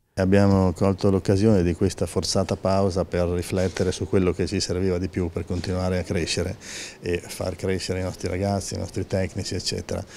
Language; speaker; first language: Italian; native; Italian